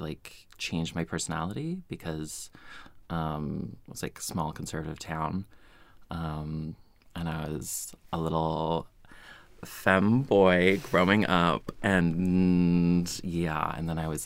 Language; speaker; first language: English; native; English